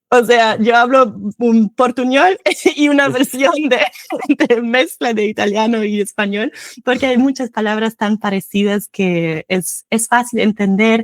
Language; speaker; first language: Spanish; non-native, fluent; German